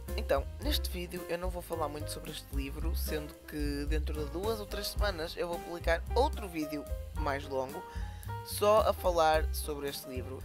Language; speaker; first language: Portuguese; native; Portuguese